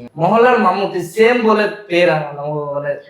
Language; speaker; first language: Malayalam; non-native, learner; Bangla